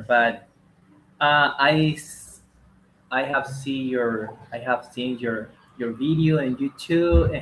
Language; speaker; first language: English; non-native, learner; Spanish